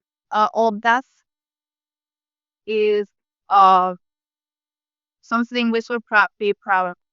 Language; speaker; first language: English; non-native, learner; Vietnamese